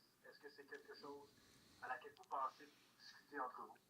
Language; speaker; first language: French; native; French